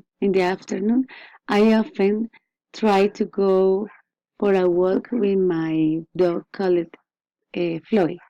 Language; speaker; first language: English; non-native, learner; Spanish